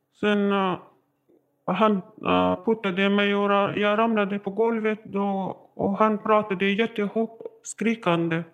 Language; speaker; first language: Swedish; non-native, learner; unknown